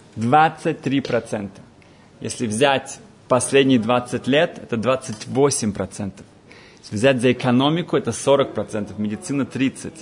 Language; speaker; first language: Russian; early bilingual, heritage; Russian